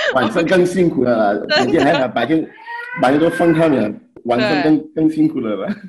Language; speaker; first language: Chinese; non-native, fluent; Haitian Creole